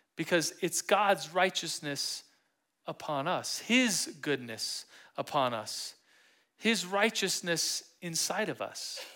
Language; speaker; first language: English; native; English